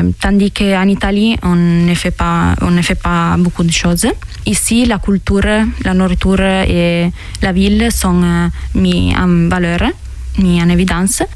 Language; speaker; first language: French; non-native, learner; Italian